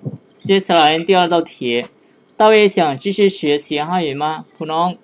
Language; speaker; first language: Chinese; non-native, fluent; Lao